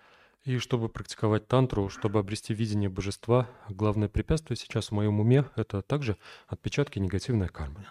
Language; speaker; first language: Russian; native; Russian